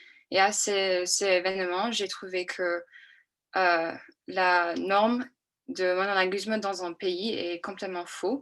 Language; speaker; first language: French; non-native, fluent; English